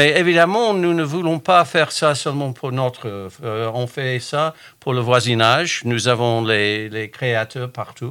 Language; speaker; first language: French; non-native, fluent; English